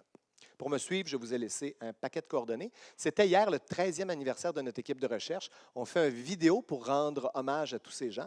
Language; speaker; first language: French; native; French